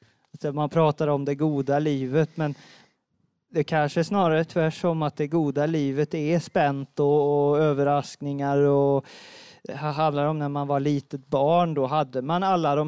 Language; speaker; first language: Swedish; native; Swedish